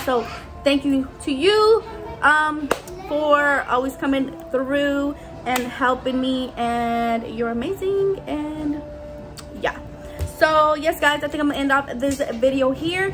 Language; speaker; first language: English; early bilingual, other home language; Spanish